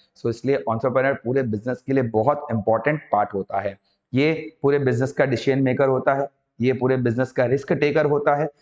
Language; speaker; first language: Hindi; native; Hindi